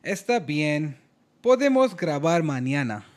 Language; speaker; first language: Spanish; non-native, learner; Hindi